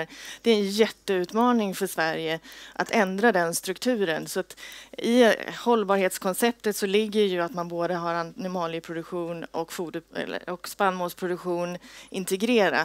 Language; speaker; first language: Swedish; native; Swedish